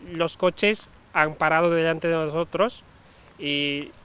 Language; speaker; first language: Spanish; non-native, fluent; Turkish